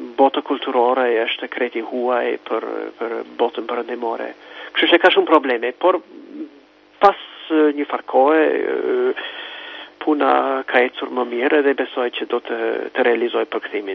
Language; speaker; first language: Albanian; non-native, fluent; English